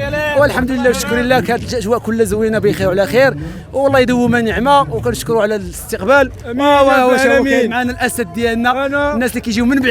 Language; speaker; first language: Arabic; native; Arabic